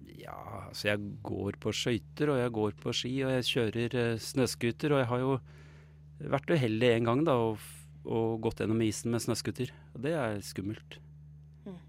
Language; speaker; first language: Norwegian; native; Norwegian